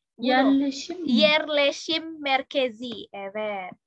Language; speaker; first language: Turkish; non-native, fluent; Indonesian